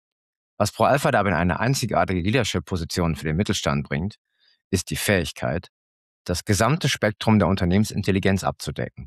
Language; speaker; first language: German; native; German